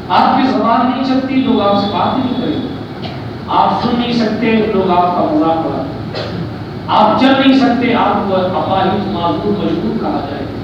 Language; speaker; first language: Urdu; native; Urdu